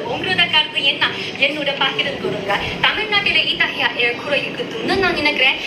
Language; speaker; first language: Tamil; non-native, fluent; Chinese